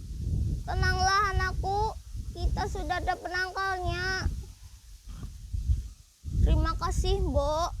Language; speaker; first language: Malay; non-native, local second language; Javanese